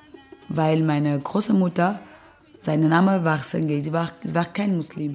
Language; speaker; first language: German; non-native, learner; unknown